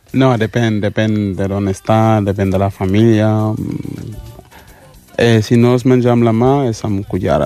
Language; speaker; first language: Catalan; non-native, learner; Mandingo